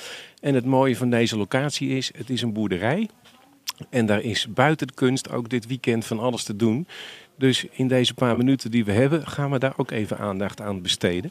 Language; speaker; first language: Dutch; native; Dutch